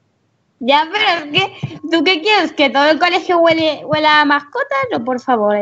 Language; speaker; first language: Spanish; native; Spanish